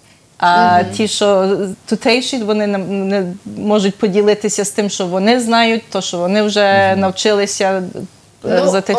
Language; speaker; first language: Ukrainian; early bilingual, heritage; Ukrainian